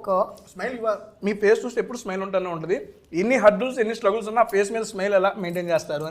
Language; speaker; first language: Telugu; native; Telugu